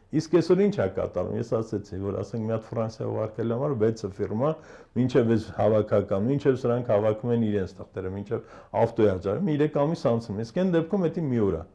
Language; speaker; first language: Armenian; native; Armenian